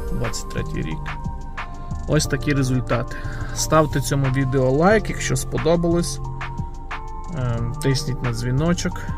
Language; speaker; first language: Ukrainian; native; Ukrainian